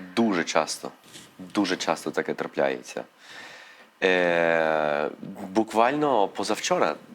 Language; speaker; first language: Ukrainian; early bilingual, heritage; Ukrainian